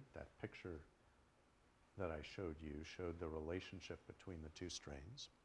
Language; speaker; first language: English; native; English